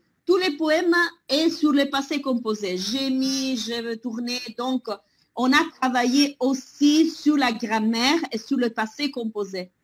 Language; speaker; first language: French; non-native, fluent; Italian